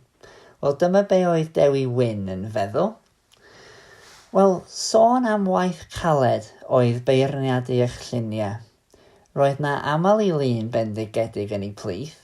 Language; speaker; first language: Welsh; native; Welsh